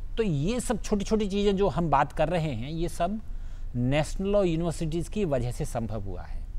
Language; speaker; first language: Hindi; native; Hindi